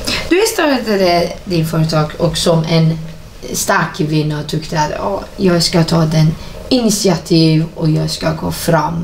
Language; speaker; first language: Swedish; non-native, fluent; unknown